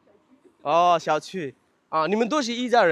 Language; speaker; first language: Chinese; non-native, fluent; Bangla